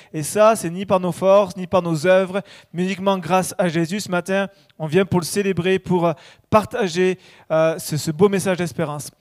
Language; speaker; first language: French; native; French